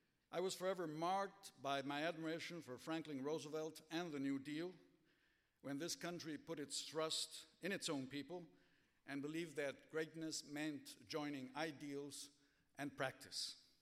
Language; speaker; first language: English; early bilingual, other home language; Spanish